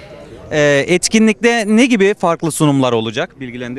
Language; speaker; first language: Turkish; native; Turkish